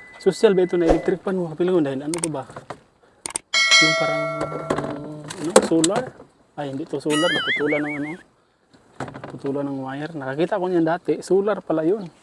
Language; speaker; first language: Filipino; non-native, local second language; Cebuano